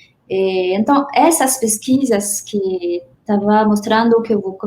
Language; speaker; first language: Portuguese; non-native, fluent; French